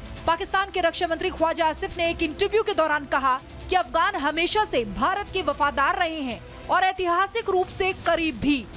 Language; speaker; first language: Hindi; native; Hindi